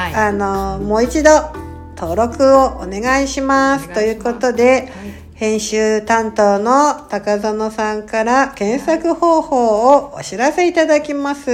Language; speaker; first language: Japanese; native; Japanese